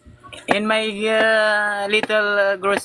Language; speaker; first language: English; non-native, local second language; Filipino